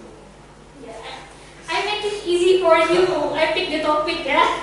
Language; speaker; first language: English; non-native, fluent; Indonesian